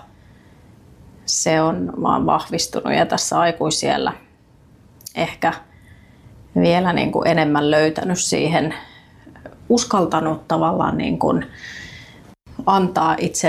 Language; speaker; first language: Finnish; native; Finnish